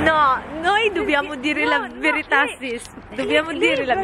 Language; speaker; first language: Italian; non-native, fluent; Filipino